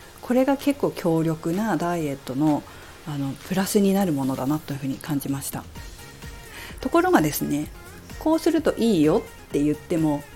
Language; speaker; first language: Japanese; native; Japanese